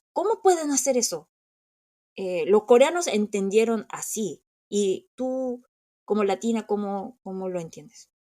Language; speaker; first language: Spanish; non-native, fluent; Korean